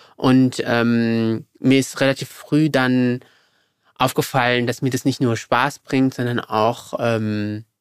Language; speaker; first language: German; early bilingual, other home language; Arabic